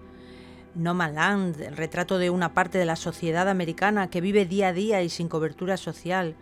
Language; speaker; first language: Spanish; native; Spanish